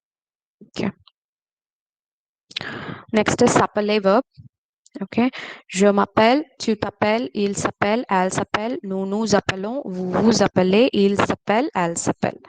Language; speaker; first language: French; non-native, learner; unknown